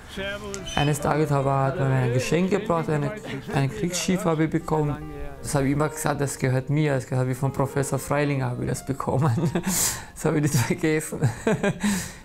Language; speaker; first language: German; early bilingual, other home language; Kurdish